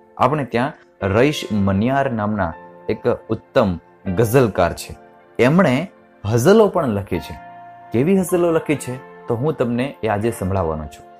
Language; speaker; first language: Gujarati; native; Gujarati